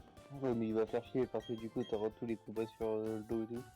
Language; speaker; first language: French; native; French